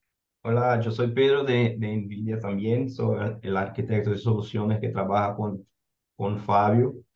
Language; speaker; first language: Spanish; non-native, fluent; Portuguese